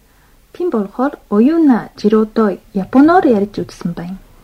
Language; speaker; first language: Mongolian; non-native, fluent; Japanese